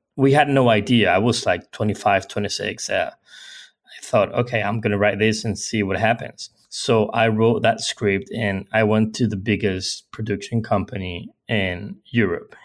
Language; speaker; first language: English; non-native, fluent; Spanish